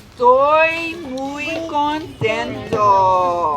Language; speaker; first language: Spanish; early bilingual, heritage; Spanish